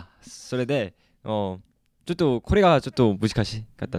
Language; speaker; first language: Japanese; non-native, learner; Korean